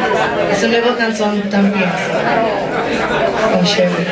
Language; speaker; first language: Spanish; non-native, learner; English